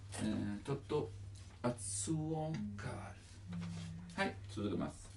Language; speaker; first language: Japanese; non-native, learner; Italian